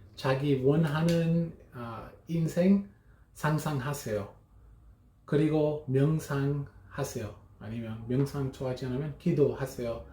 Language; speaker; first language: Korean; non-native, learner; English